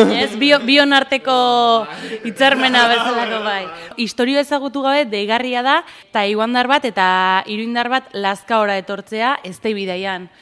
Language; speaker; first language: Basque; native; Basque